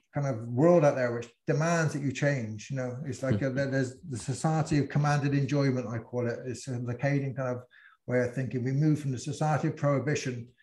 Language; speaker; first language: English; native; English